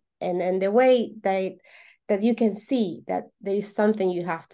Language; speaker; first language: English; non-native, fluent; Spanish